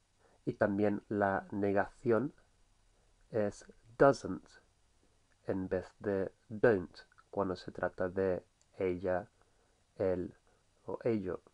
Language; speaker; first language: Spanish; non-native, fluent; English